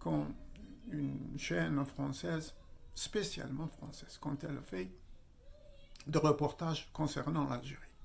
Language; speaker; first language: French; non-native, local second language; Arabic